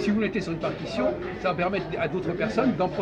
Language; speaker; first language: French; native; French